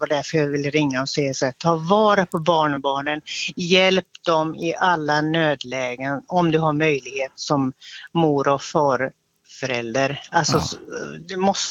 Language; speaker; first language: Swedish; native; Swedish